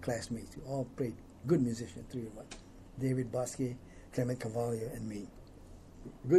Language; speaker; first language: English; native; English